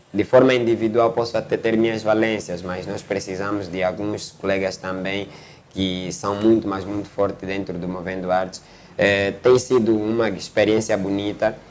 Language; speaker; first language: Portuguese; native; Portuguese